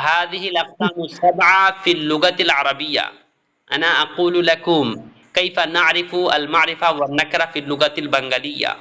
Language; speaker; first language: Arabic; non-native, fluent; Bangla